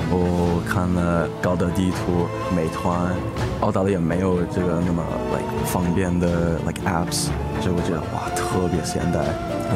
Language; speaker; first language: Chinese; early bilingual, heritage; English